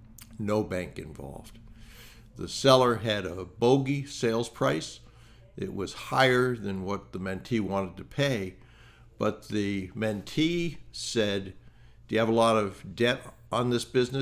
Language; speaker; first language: English; native; English